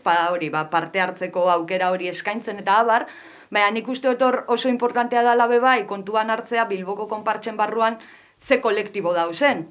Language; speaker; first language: Basque; non-native, local second language; Spanish